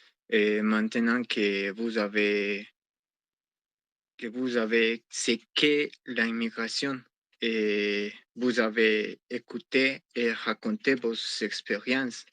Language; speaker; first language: French; non-native, learner; Spanish